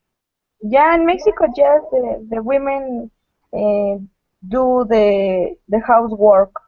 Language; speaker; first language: English; non-native, learner; Spanish